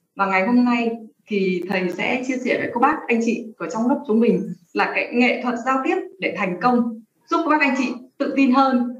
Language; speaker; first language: Vietnamese; native; Vietnamese